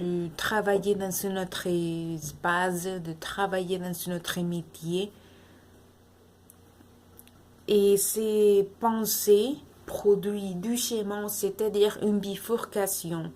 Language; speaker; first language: French; non-native, learner; Spanish